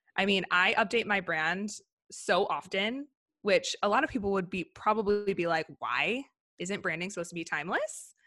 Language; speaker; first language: English; native; English